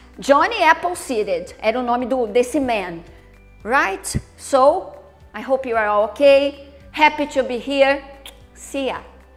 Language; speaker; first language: English; non-native, fluent; Portuguese